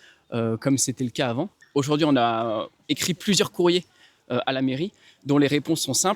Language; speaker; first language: French; native; French